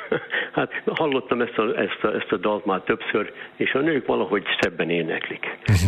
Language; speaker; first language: Hungarian; early bilingual, heritage; Hungarian